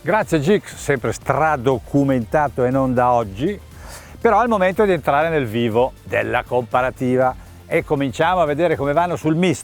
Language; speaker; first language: Italian; native; Italian